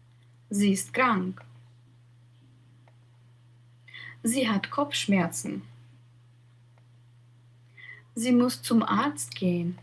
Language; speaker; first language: German; non-native, fluent; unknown